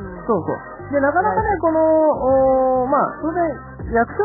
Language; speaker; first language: Japanese; native; Japanese